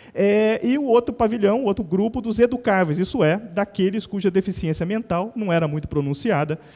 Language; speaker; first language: Portuguese; native; Portuguese